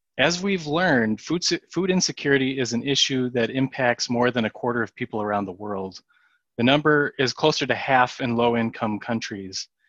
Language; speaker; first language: English; native; English